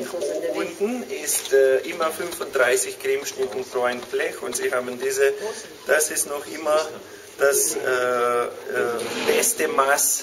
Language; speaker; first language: German; non-native, fluent; Slovenian